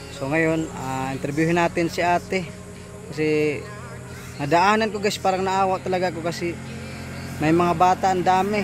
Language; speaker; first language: Filipino; non-native, local second language; Cebuano